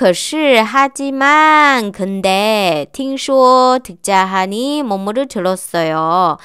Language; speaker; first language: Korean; non-native, fluent; Chinese